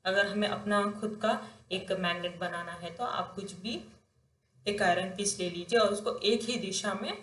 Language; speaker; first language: Hindi; non-native, local second language; Telugu